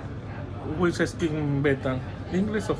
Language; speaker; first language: English; non-native, learner; Spanish